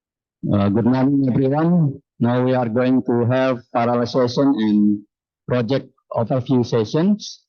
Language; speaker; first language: English; non-native, fluent; Indonesian